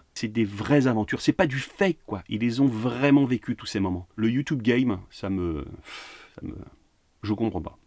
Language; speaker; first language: French; native; French